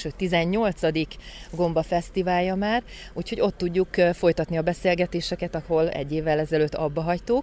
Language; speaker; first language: Hungarian; native; Hungarian